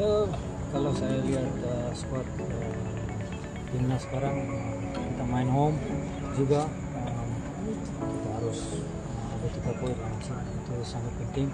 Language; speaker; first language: Indonesian; non-native, fluent; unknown